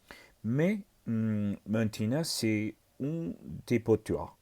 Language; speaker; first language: French; non-native, learner; Spanish